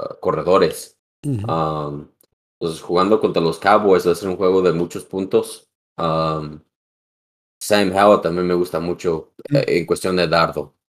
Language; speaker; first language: Spanish; early bilingual, heritage; Spanish